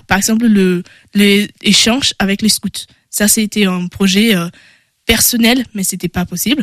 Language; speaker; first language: French; non-native, learner; German